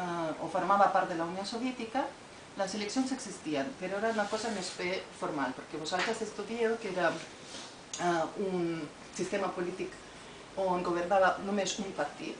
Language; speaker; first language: Catalan; non-native, fluent; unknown